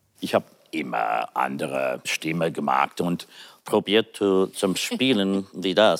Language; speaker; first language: German; non-native, learner; English